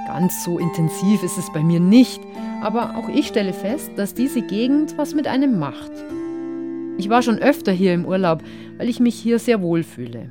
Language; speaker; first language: German; native; German